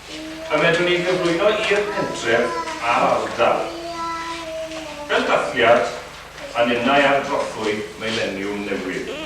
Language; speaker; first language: Welsh; native; Welsh